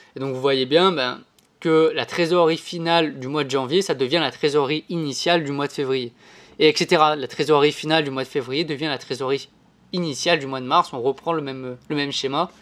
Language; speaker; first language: French; native; French